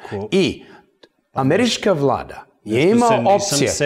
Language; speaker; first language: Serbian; early bilingual, heritage; English